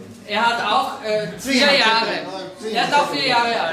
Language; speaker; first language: German; non-native, fluent; Slovenian